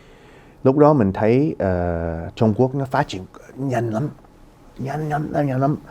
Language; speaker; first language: Vietnamese; early bilingual, heritage; Vietnamese